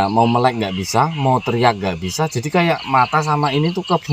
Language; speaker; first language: Indonesian; non-native, local second language; Javanese